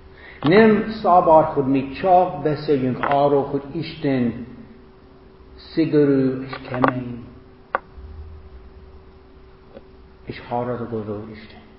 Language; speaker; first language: Hungarian; non-native, fluent; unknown